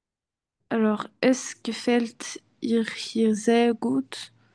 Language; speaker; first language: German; non-native, learner; French